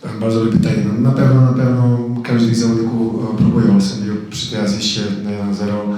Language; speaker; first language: Polish; non-native, fluent; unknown